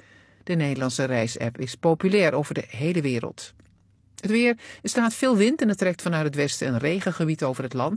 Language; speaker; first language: Dutch; native; Dutch